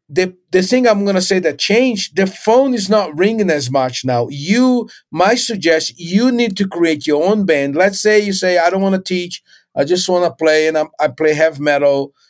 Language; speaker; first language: English; non-native, fluent; Portuguese